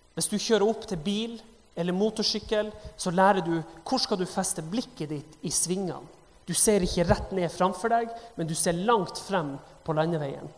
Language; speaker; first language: Norwegian; native; Norwegian